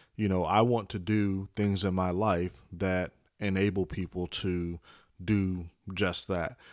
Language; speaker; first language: English; native; English